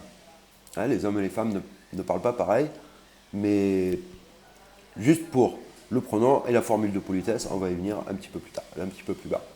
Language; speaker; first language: French; native; French